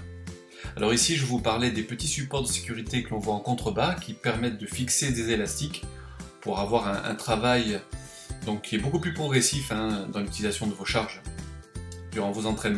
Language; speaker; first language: French; native; French